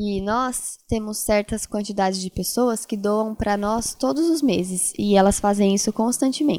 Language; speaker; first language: Portuguese; native; Portuguese